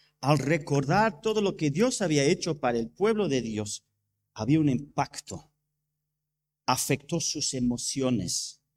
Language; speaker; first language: Spanish; non-native, fluent; English